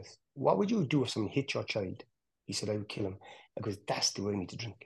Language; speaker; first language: English; native; English